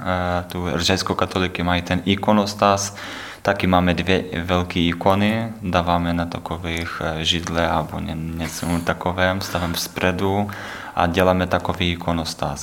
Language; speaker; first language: Czech; non-native, learner; Ukrainian